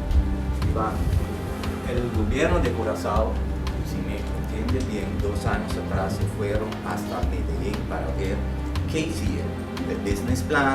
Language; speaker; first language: Spanish; non-native, fluent; Papiamento